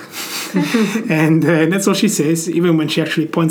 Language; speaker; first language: English; non-native, fluent; Italian